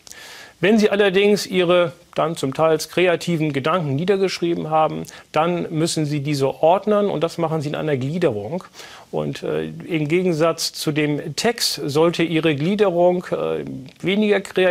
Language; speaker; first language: German; native; German